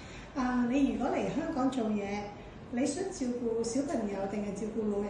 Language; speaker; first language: Cantonese; native; Cantonese